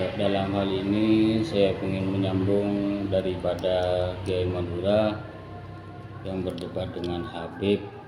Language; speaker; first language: Indonesian; non-native, local second language; Madurese